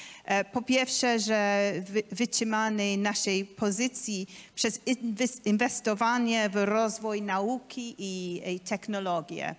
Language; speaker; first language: Polish; non-native, learner; English